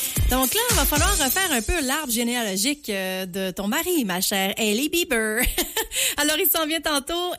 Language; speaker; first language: French; native; French